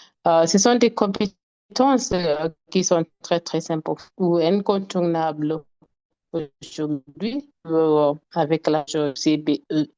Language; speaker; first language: French; non-native, fluent; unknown